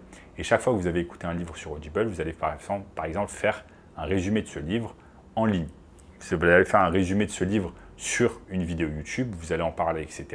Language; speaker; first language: French; native; French